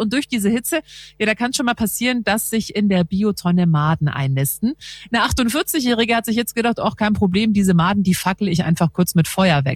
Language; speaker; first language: German; native; German